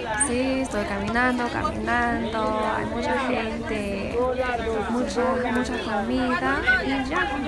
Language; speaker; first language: Spanish; non-native, fluent; English